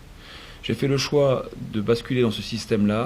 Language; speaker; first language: French; native; French